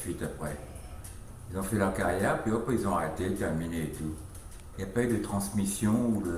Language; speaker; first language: French; native; French